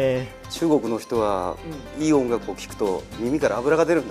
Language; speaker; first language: Japanese; native; Japanese